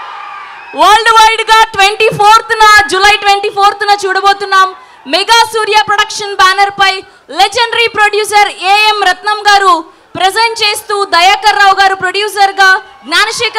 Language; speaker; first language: Telugu; native; Telugu